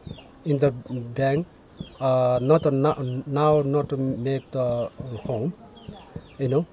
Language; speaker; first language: English; non-native, learner; Nepali